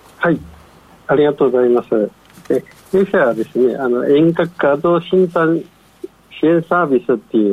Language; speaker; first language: Japanese; non-native, fluent; Chinese